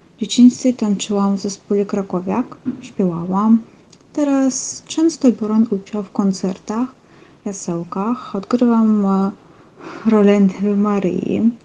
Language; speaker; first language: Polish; non-native, learner; Russian